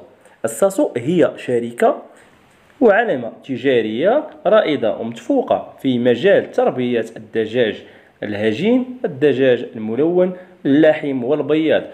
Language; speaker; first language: Arabic; native; Arabic